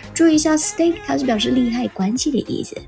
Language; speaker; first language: Chinese; native; Chinese